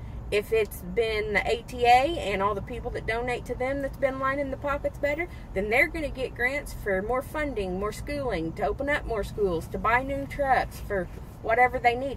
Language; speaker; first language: English; native; English